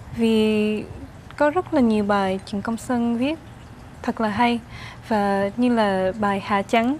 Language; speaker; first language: Vietnamese; early bilingual, heritage; Vietnamese